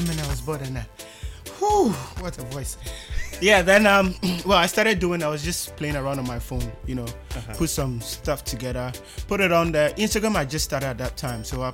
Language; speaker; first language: English; non-native, local second language; Akan